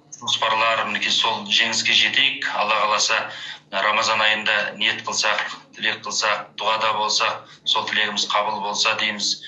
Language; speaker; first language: Kazakh; native; Kazakh